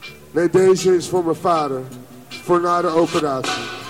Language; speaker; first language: Dutch; native; Dutch